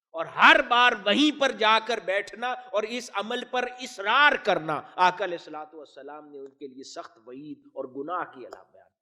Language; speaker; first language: Urdu; native; Urdu